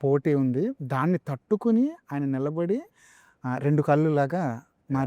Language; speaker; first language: Telugu; native; Telugu